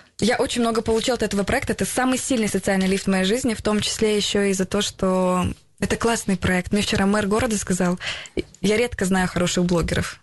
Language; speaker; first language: Russian; native; Russian